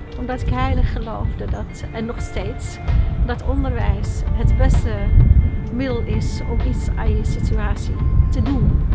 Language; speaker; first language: Dutch; non-native, fluent; Arabic